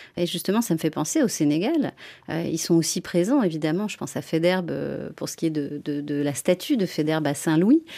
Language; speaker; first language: French; native; French